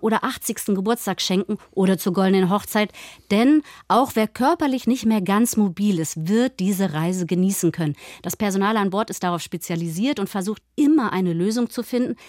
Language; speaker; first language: German; native; German